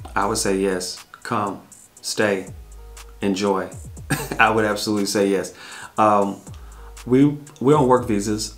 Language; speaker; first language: English; native; English